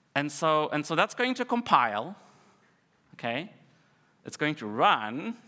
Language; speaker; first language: English; non-native, fluent; Russian